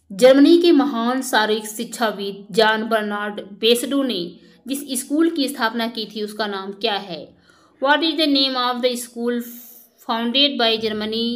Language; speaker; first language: Hindi; native; Hindi